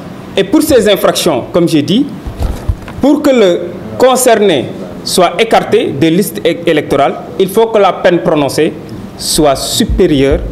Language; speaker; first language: French; non-native, local second language; Wolof